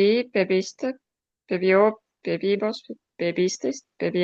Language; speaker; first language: Spanish; non-native, learner; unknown